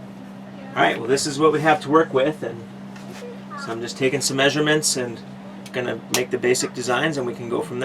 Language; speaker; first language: English; native; English